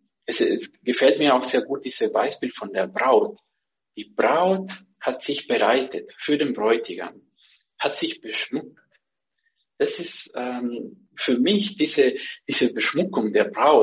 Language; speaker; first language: German; non-native, fluent; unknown